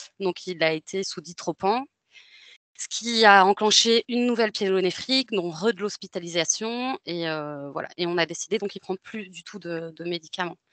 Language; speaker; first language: French; native; French